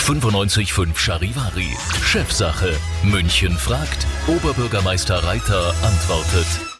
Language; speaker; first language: German; native; German